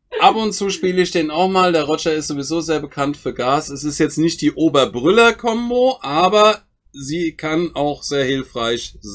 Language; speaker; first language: German; native; German